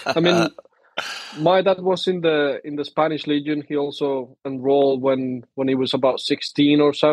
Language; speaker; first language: English; non-native, fluent; Spanish